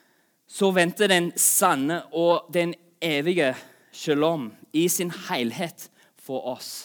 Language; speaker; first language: Norwegian; non-native, fluent; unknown